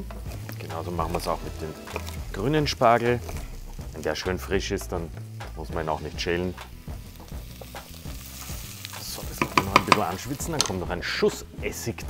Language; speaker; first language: German; native; German